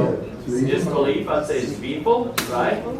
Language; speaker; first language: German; non-native, learner; English